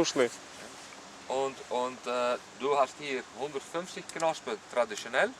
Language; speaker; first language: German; non-native, learner; Dutch